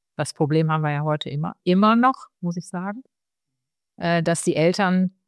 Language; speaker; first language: German; early bilingual, other home language; Arabic